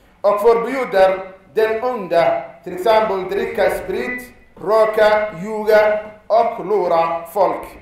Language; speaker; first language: Swedish; non-native, fluent; Arabic